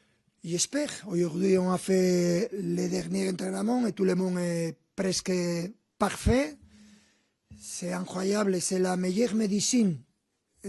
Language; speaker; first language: French; non-native, fluent; Spanish